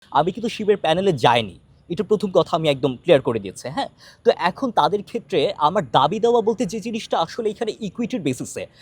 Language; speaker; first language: Bangla; non-native, local second language; Chakma